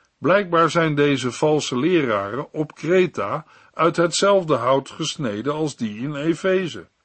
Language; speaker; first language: Dutch; native; Dutch